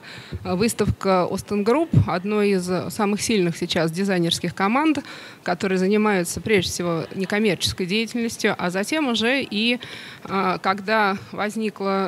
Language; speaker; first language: Russian; native; Russian